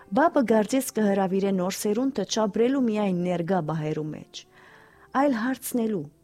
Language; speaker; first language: Armenian; early bilingual, heritage; Armenian